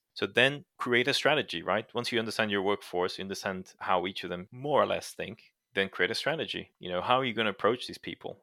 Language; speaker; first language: English; non-native, fluent; Portuguese